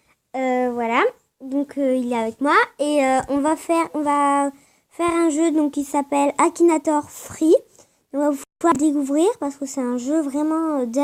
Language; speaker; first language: French; native; French